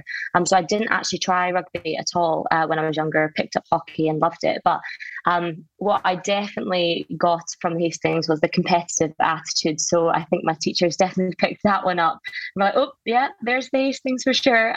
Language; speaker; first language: English; native; English